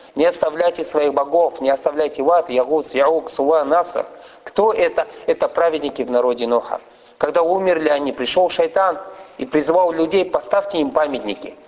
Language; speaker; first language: Russian; non-native, fluent; Arabic